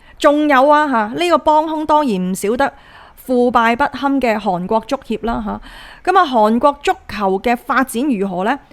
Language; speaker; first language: Cantonese; native; Cantonese